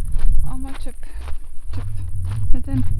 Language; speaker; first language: Turkish; non-native, learner; Estonian